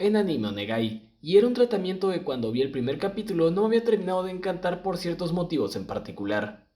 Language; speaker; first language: Spanish; native; Spanish